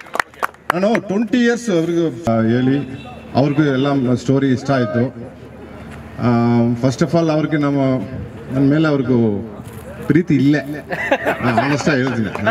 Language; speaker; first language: Kannada; non-native, learner; Tamil